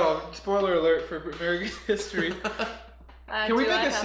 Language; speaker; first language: English; native; English